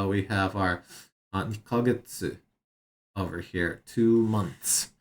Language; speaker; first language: Japanese; non-native, learner; English